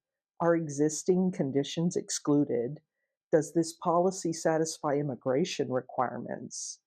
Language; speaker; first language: English; native; English